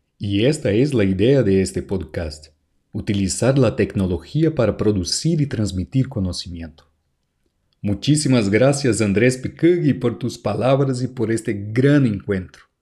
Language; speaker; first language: Spanish; non-native, fluent; Portuguese